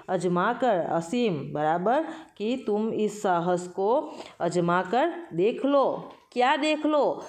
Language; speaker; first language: Hindi; non-native, local second language; Gujarati